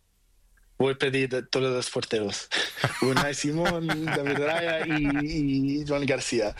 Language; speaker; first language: Spanish; non-native, learner; Portuguese